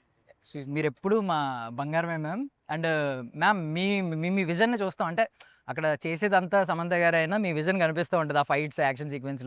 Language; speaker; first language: Telugu; native; Telugu